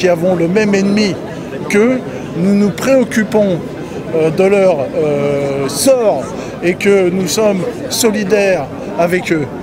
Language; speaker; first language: French; native; French